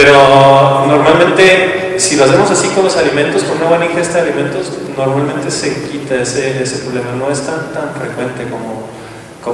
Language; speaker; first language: Spanish; native; Spanish